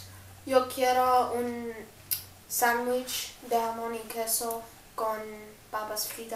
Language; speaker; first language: Spanish; non-native, learner; English